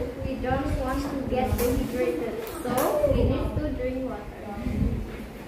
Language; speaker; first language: English; non-native, learner; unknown